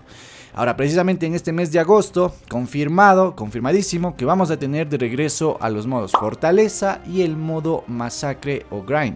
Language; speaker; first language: Spanish; native; Spanish